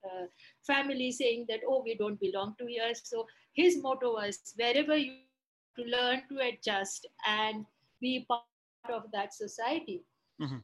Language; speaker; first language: English; non-native, local second language; Bangla